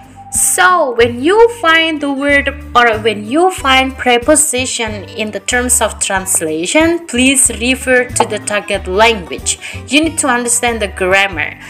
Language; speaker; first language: English; non-native, fluent; Indonesian